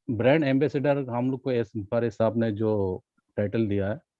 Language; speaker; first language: Hindi; non-native, local second language; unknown